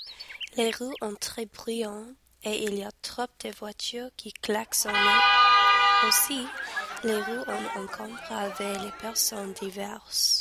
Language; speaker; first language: French; non-native, learner; English